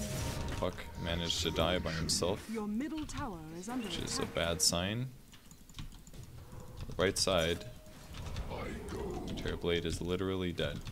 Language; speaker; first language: English; native; English